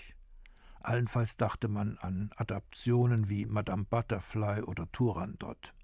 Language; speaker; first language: German; native; German